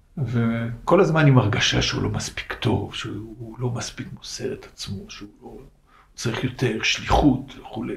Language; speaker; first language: Hebrew; non-native, fluent; French